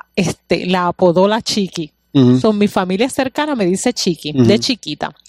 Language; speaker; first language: Spanish; native; Spanish